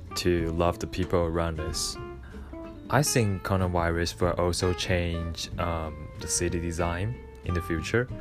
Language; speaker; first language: English; non-native, fluent; Chinese